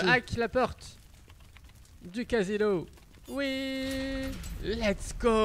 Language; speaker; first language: French; native; French